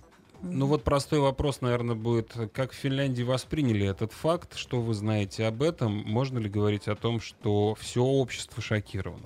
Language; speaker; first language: Russian; native; Russian